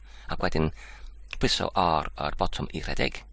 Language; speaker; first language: Welsh; non-native, fluent; English